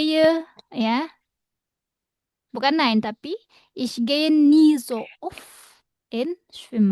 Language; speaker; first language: German; non-native, fluent; Indonesian